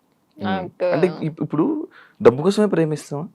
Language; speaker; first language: Telugu; native; Telugu